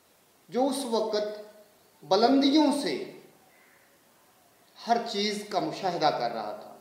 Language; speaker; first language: Urdu; native; Urdu